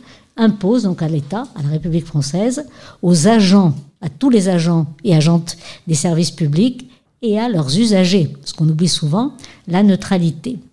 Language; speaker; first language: French; native; French